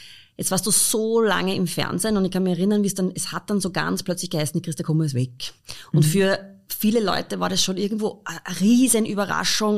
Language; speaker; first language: German; native; German